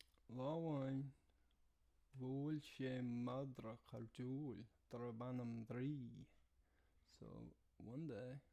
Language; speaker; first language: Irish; non-native, learner; English